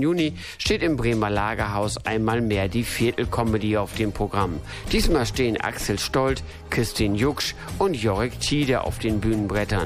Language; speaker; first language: German; native; German